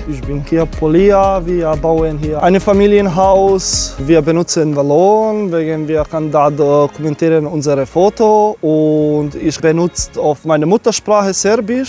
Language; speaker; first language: German; non-native, learner; Serbian